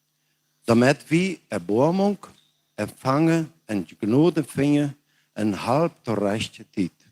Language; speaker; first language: German; non-native, learner; Plautdietsch